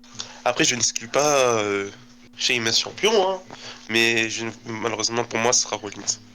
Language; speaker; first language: French; native; French